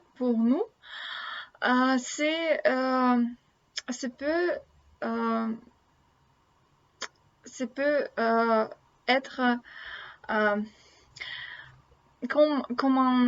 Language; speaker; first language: French; non-native, learner; Russian